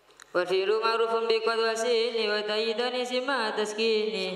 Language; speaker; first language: Arabic; non-native, learner; Indonesian